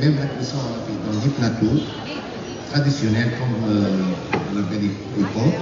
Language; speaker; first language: French; non-native, local second language; Arabic